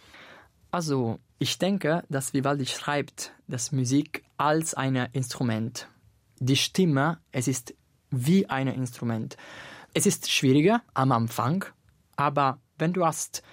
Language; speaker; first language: German; non-native, learner; Italian